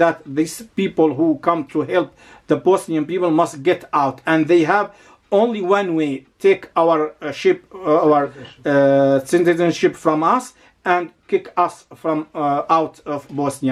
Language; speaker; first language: English; non-native, learner; Arabic